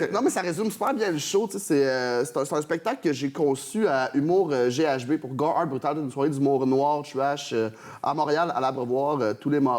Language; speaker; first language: French; native; French